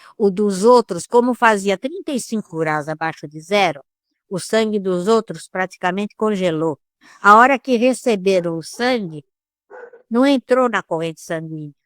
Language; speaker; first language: Portuguese; early bilingual, other home language; Italian